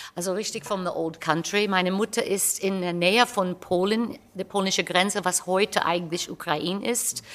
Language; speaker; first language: German; non-native, fluent; English